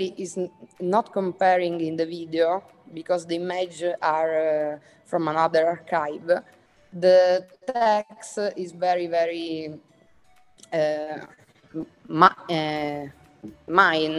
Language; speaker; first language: English; non-native, learner; Italian